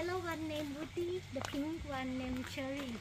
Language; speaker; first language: English; non-native, learner; Thai